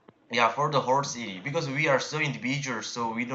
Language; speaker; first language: English; non-native, learner; Korean